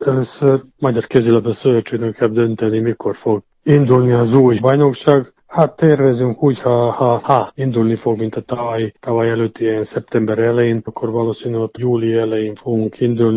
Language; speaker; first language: Hungarian; non-native, fluent; Serbian